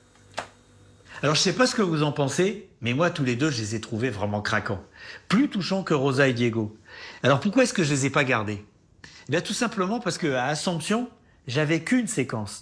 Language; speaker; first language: French; native; French